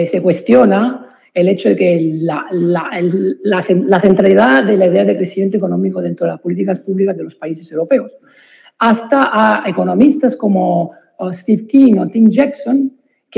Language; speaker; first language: Spanish; non-native, fluent; Italian